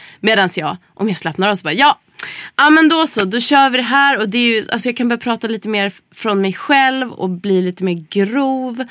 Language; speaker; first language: Swedish; native; Swedish